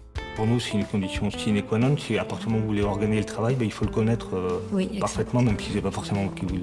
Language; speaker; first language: French; native; French